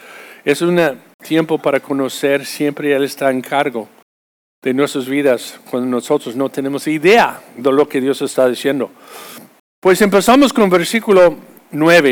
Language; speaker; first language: Spanish; non-native, fluent; English